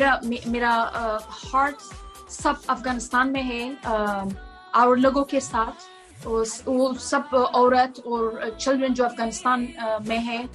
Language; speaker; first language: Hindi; non-native, fluent; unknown